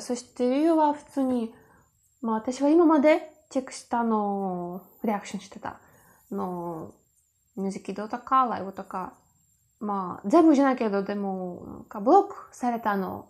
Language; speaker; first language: Japanese; non-native, learner; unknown